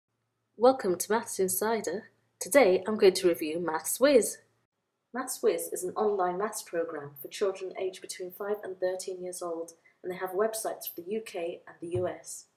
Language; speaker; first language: English; native; English